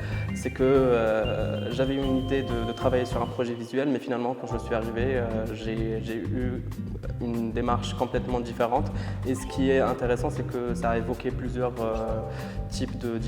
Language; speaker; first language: French; non-native, local second language; Arabic